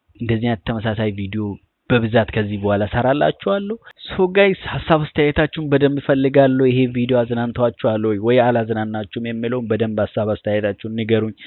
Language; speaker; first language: Amharic; non-native, local second language; Oromo